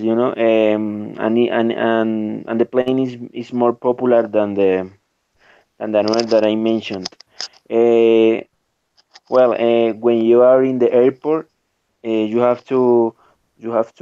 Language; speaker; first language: English; non-native, learner; Spanish